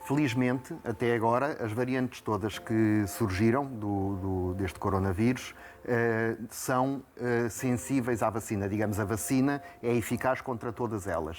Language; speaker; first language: Portuguese; native; Portuguese